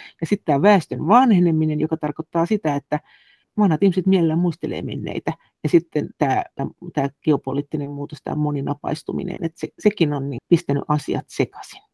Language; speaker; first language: Finnish; native; Finnish